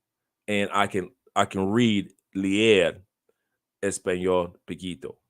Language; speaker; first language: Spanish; non-native, learner; English